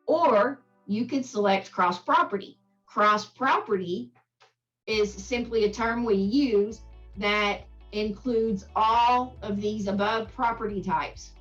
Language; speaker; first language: English; native; English